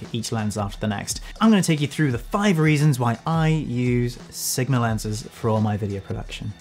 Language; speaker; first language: English; native; English